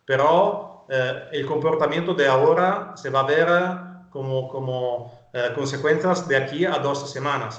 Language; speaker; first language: Spanish; non-native, fluent; Italian